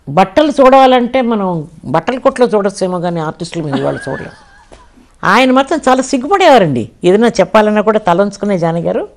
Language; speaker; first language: Telugu; non-native, local second language; English